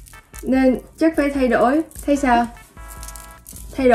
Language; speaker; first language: Vietnamese; early bilingual, heritage; Vietnamese